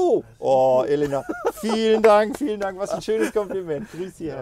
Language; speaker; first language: German; native; German